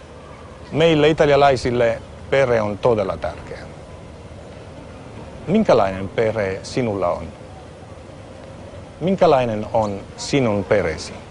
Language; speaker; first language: Finnish; non-native, fluent; Italian